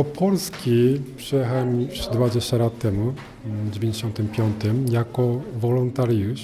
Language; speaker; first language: Polish; non-native, fluent; Japanese